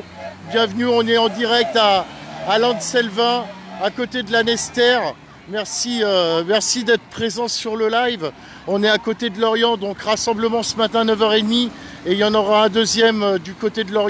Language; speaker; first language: French; native; French